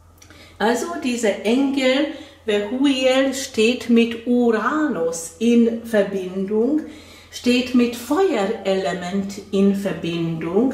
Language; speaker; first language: German; non-native, fluent; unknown